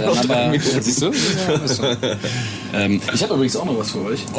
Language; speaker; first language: German; native; German